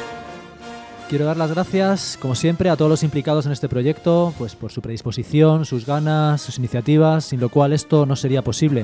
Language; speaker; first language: Spanish; native; Spanish